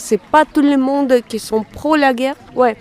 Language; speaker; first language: French; non-native, fluent; Russian